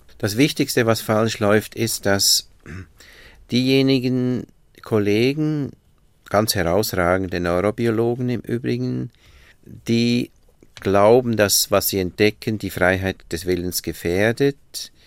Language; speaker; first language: German; native; German